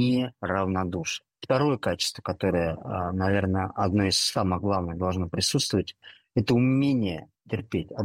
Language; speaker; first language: Russian; native; Russian